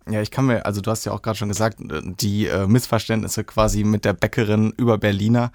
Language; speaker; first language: German; native; German